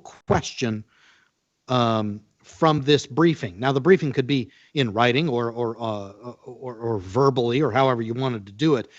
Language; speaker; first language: English; native; English